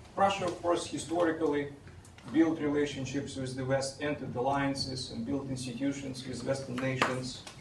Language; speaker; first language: English; non-native, fluent; Russian